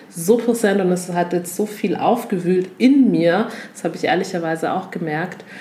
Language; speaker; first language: German; native; German